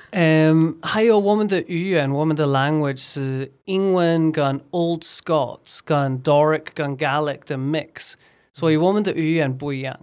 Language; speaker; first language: Chinese; non-native, fluent; English